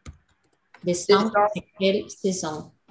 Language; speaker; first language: French; non-native, learner; English